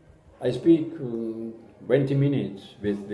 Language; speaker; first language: English; non-native, learner; German